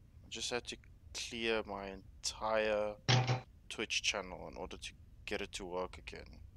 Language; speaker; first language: English; non-native, local second language; Afrikaans